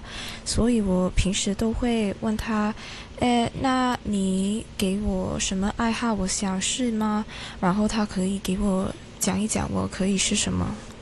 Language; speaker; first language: Chinese; non-native, learner; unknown